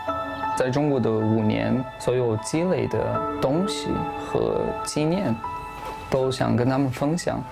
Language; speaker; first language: Chinese; non-native, fluent; Tajik